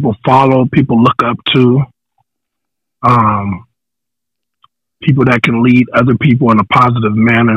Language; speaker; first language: English; native; English